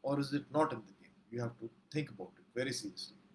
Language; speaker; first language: English; non-native, local second language; Punjabi